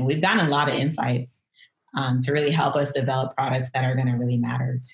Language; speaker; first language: English; native; English